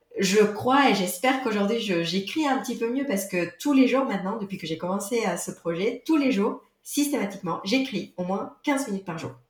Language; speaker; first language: French; non-native, fluent; Spanish